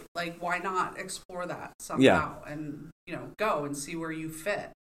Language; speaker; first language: English; native; English